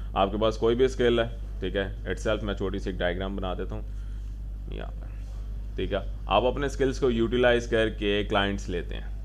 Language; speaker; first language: Urdu; non-native, local second language; Punjabi